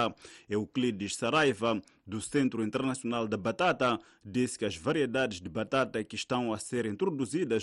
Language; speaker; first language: Portuguese; native; Portuguese